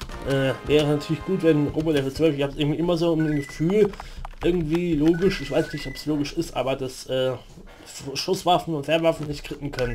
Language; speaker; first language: German; native; German